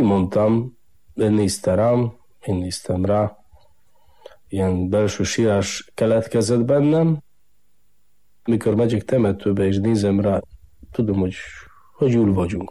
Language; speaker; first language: Hungarian; non-native, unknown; Polish